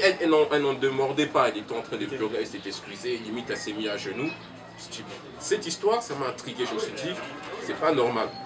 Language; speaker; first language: French; early bilingual, other home language; Lingala